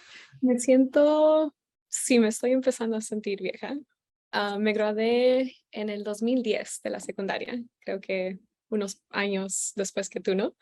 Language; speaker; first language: Spanish; early bilingual, heritage; Spanish